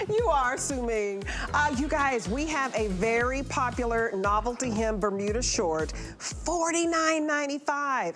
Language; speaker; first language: English; native; English